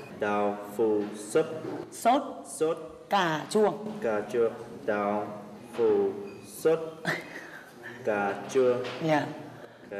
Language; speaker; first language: Vietnamese; non-native, learner; English